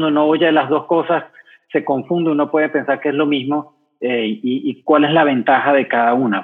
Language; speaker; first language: Spanish; native; Spanish